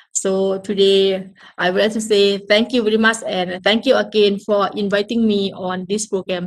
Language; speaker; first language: English; non-native, learner; Thai